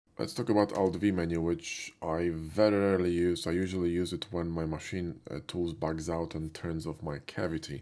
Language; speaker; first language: English; non-native, fluent; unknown